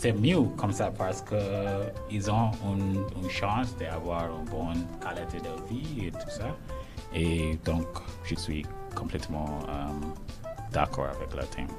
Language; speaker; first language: French; non-native, learner; English